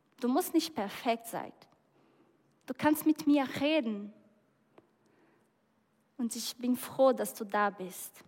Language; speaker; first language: German; non-native, fluent; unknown